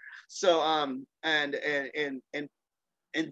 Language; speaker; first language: English; native; English